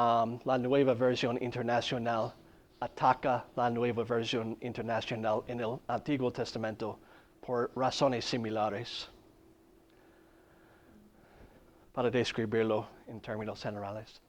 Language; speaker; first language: Spanish; non-native, fluent; English